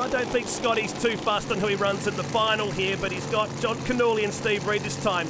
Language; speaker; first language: English; native; English